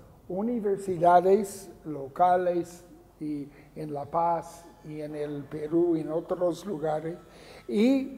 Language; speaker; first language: Spanish; non-native, fluent; English